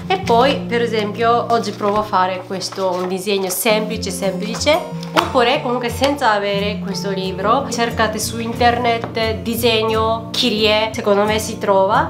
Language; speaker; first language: Italian; non-native, fluent; Japanese